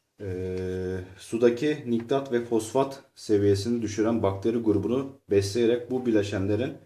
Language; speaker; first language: Turkish; native; Turkish